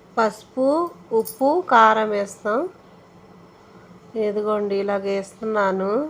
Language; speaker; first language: Telugu; native; Telugu